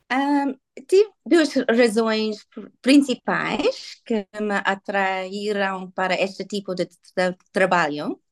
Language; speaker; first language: Portuguese; non-native, learner; English